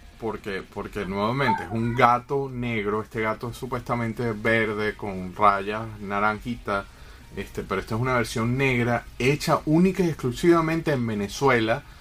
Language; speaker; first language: Spanish; native; Spanish